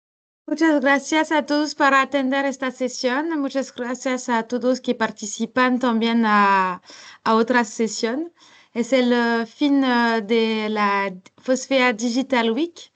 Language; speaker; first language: Spanish; non-native, learner; French